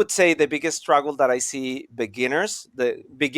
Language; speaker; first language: English; non-native, fluent; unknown